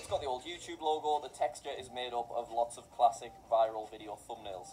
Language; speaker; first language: English; native; English